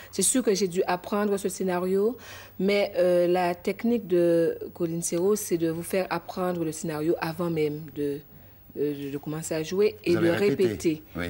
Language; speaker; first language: French; native; French